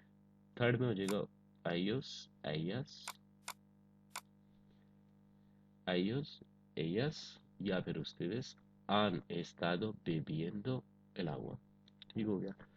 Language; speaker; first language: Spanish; non-native, fluent; Urdu